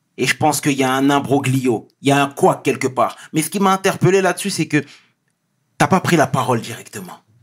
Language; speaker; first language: French; early bilingual, other home language; Wolof